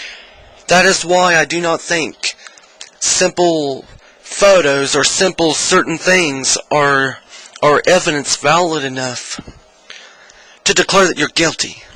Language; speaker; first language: English; native; English